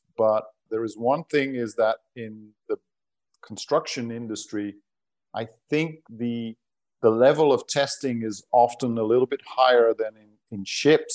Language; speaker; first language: English; non-native, fluent; Portuguese